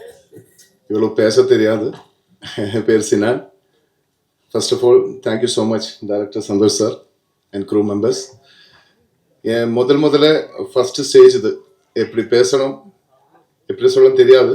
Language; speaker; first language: Tamil; non-native, learner; Malayalam